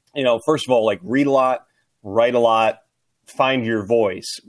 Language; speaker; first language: English; native; English